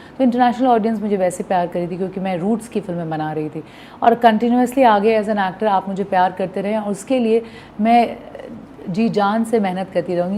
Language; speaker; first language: Hindi; non-native, local second language; Bhojpuri